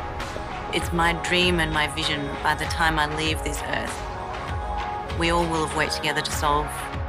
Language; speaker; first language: English; native; English